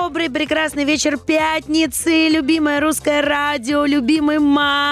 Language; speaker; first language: Russian; native; Russian